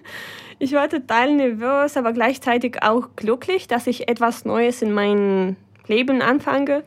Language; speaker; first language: German; non-native, fluent; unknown